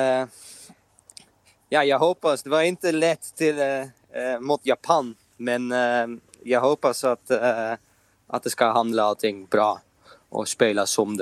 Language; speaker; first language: Swedish; non-native, learner; Dutch